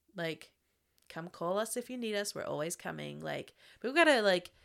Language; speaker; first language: English; native; English